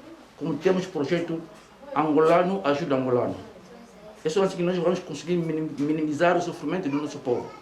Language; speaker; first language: Portuguese; native; Portuguese